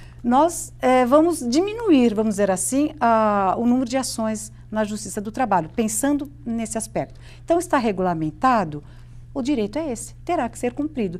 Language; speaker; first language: Portuguese; native; Portuguese